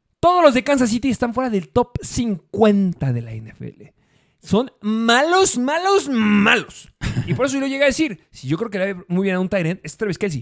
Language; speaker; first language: Spanish; native; Spanish